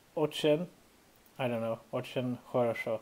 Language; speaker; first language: Russian; non-native, learner; English